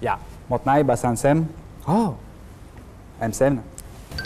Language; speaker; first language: Vietnamese; non-native, learner; French